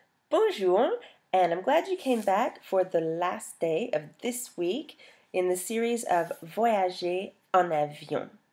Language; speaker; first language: English; native; English